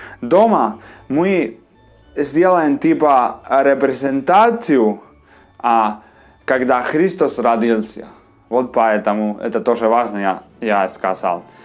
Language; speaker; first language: Russian; non-native, learner; Spanish